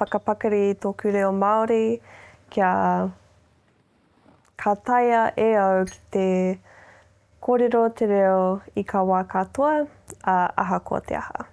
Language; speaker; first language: Māori; non-native, local second language; English